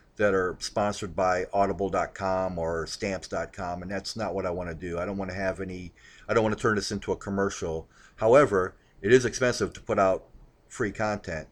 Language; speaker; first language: English; native; English